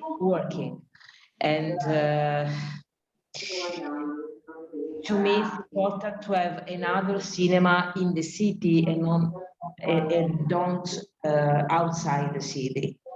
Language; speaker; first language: English; non-native, learner; Italian